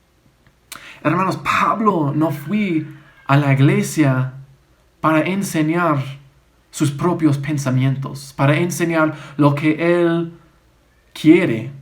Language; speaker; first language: Spanish; non-native, fluent; English